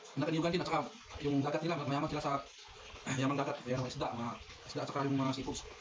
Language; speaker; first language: Filipino; non-native, local second language; Cebuano